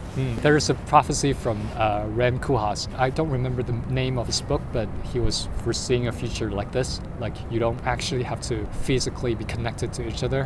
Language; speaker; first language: English; non-native, fluent; Chinese